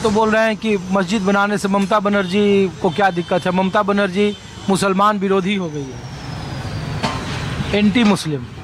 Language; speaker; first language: Hindi; native; Hindi